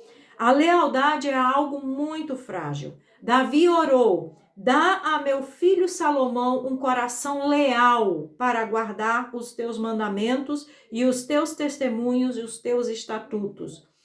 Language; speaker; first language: Portuguese; native; Portuguese